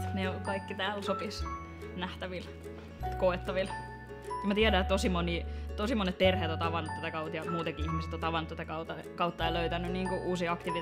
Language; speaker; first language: Finnish; native; Finnish